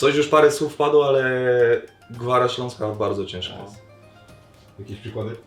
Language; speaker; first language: Polish; non-native, learner; Serbian